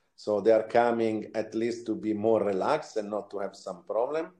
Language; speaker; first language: English; non-native, fluent; Italian